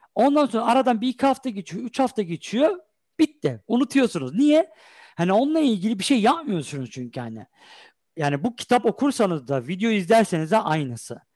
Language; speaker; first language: Turkish; early bilingual, heritage; Turkish